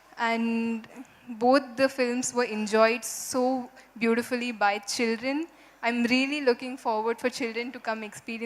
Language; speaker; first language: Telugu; non-native, fluent; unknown